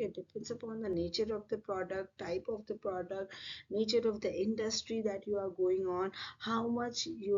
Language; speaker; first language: English; non-native, local second language; Hindi